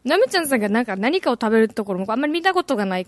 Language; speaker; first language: Japanese; native; Japanese